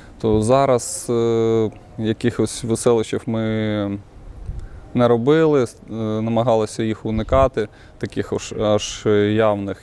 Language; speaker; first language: Ukrainian; non-native, local second language; Russian